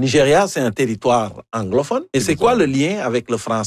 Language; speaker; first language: French; native; French